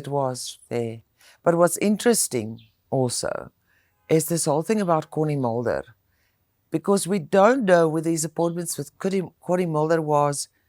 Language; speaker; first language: English; non-native, local second language; Afrikaans